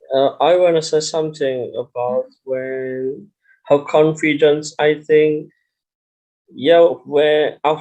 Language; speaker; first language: English; non-native, learner; Indonesian